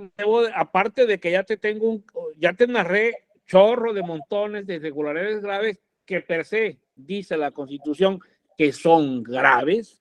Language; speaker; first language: Spanish; native; Spanish